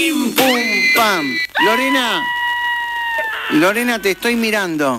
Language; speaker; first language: Spanish; native; Spanish